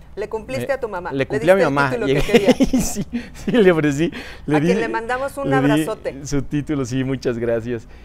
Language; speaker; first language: Spanish; native; Spanish